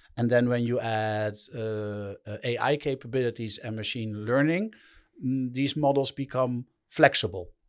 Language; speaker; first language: English; non-native, fluent; Dutch